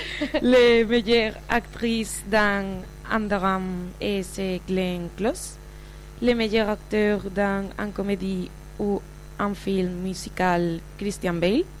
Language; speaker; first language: French; non-native, learner; Spanish